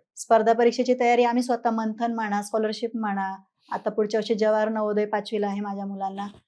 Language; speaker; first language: Marathi; native; Marathi